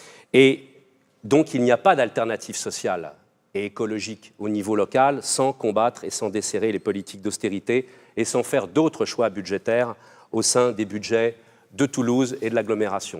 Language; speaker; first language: French; native; French